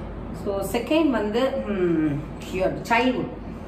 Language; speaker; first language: Tamil; native; Tamil